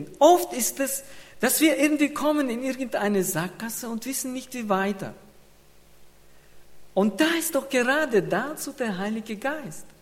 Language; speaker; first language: German; non-native, fluent; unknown